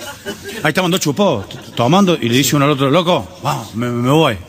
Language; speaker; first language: Spanish; native; Spanish